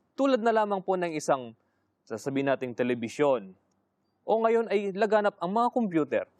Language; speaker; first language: Filipino; native; Filipino